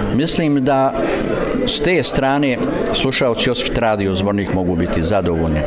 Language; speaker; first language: Bosnian; native; Bosnian